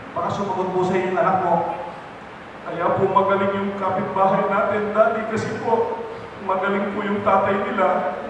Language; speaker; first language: Filipino; non-native, local second language; Pampanga